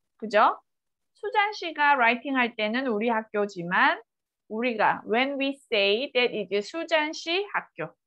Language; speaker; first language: Korean; native; Korean